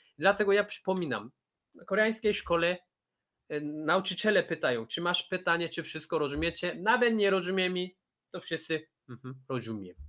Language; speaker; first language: Polish; non-native, fluent; Korean